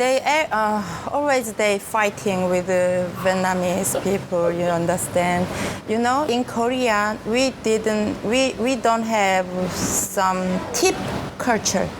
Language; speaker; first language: English; non-native, learner; Korean